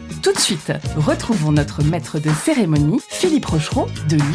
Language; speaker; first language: French; native; French